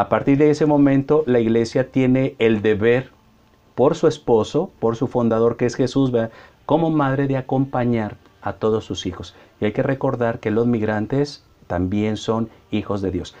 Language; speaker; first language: Spanish; native; Spanish